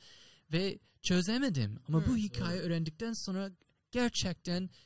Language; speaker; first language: Turkish; non-native, fluent; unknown